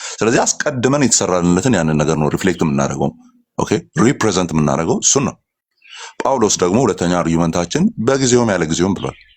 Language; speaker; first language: Amharic; non-native, local second language; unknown